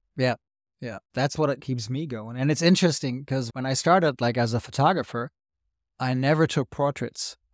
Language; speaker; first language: English; non-native, fluent; German